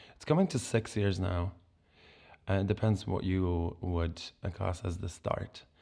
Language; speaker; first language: English; non-native, fluent; Polish